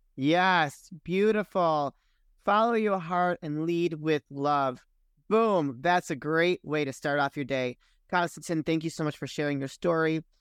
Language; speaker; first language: English; native; English